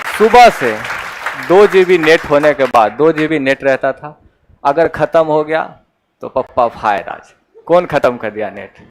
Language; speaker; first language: Hindi; native; Hindi